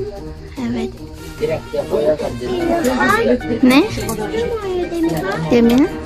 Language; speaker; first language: Turkish; non-native, learner; Indonesian